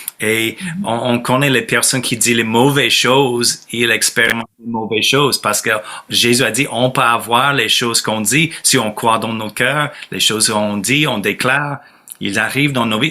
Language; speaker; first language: French; non-native, fluent; English